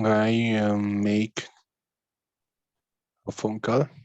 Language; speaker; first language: English; non-native, learner; Spanish